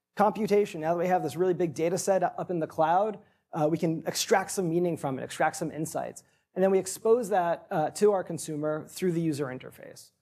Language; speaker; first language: English; native; English